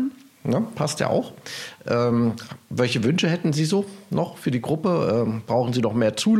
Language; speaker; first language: German; native; German